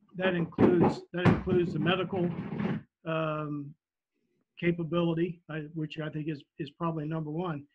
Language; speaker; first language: English; native; English